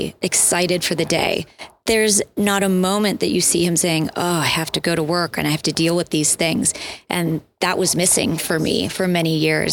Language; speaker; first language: English; native; English